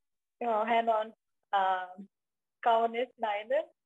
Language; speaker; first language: Finnish; non-native, learner; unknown